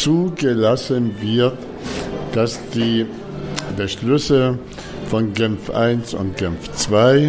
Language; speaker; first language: German; non-native, fluent; Arabic